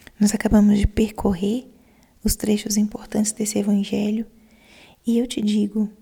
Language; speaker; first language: Portuguese; native; Portuguese